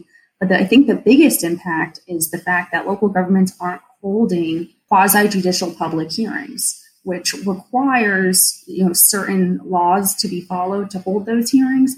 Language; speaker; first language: English; native; English